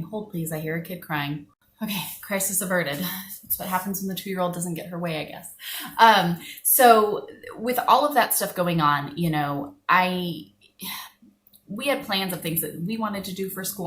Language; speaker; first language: English; native; English